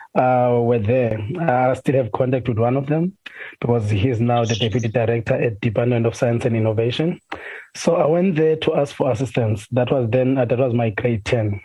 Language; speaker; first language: English; non-native, local second language; Xhosa